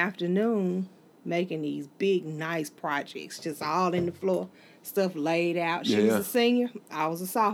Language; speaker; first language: English; native; English